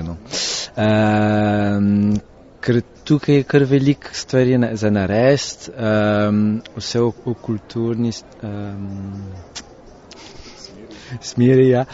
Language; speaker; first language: Slovenian; early bilingual, heritage; Slovenian